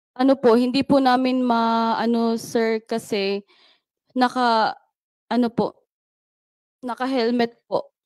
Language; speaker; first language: Filipino; non-native, local second language; Cebuano